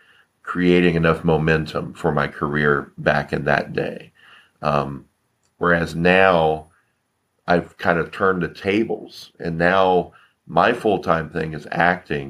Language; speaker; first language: English; native; English